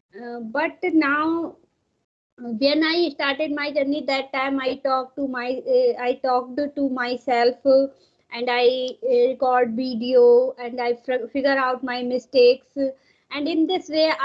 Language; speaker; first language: English; non-native, learner; Hindi